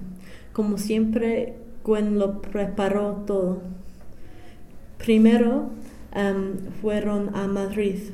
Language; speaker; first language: Spanish; non-native, fluent; English